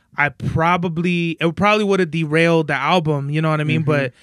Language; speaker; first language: English; native; English